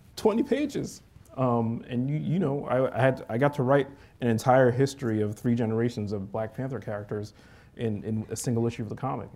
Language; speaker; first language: English; early bilingual, other home language; Haitian Creole